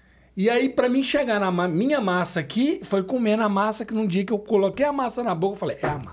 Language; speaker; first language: Portuguese; native; Portuguese